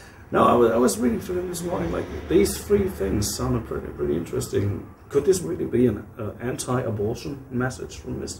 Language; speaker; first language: English; non-native, fluent; German